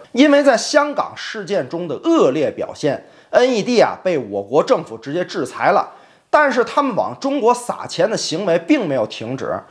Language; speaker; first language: Chinese; native; Chinese